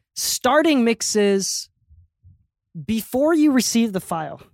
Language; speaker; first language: English; early bilingual, other home language; Japanese